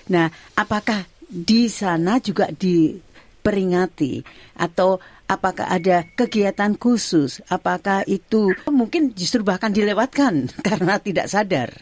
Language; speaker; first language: Indonesian; non-native, local second language; Javanese